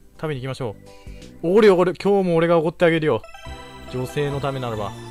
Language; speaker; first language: Japanese; native; Japanese